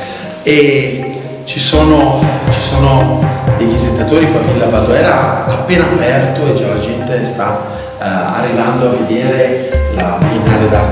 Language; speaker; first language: Italian; native; Italian